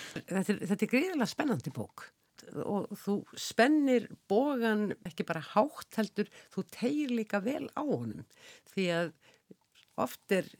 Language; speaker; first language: Icelandic; native; Icelandic